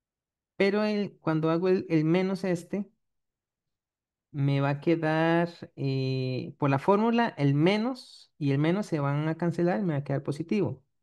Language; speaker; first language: Spanish; native; Spanish